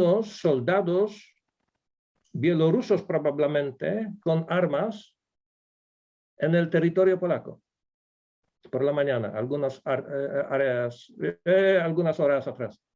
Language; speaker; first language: Spanish; non-native, fluent; Polish